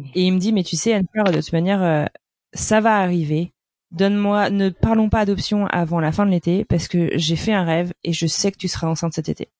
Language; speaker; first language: French; native; French